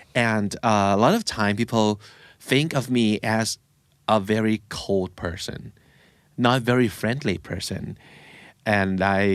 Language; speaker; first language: English; non-native, fluent; Thai